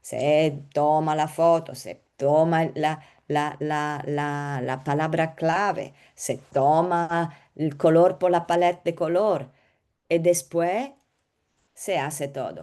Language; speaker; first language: Spanish; non-native, learner; Italian